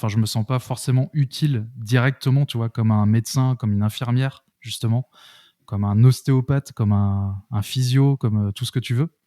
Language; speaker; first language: French; native; French